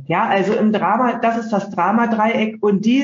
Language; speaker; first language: German; native; German